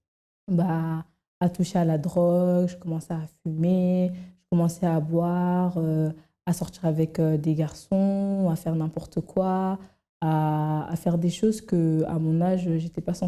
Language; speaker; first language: French; native; French